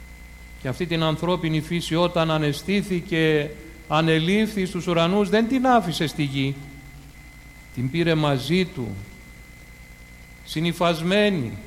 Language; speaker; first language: Greek; native; Greek